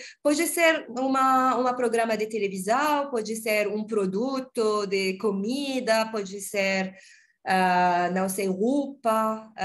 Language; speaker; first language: Portuguese; non-native, learner; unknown